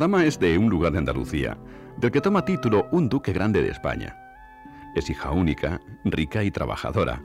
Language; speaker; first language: Spanish; native; Spanish